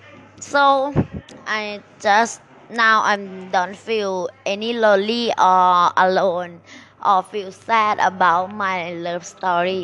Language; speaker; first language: English; non-native, learner; Thai